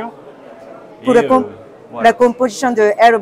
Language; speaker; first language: French; non-native, learner; Japanese